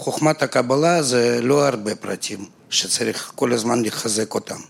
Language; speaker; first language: Hebrew; non-native, fluent; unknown